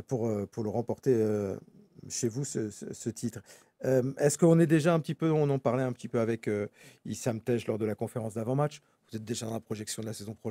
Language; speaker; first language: French; native; French